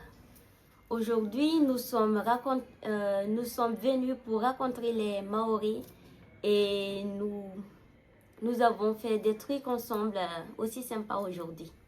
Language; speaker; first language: French; non-native, learner; Malagasy